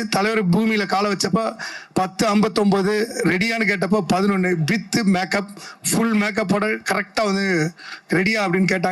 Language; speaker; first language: Tamil; native; Tamil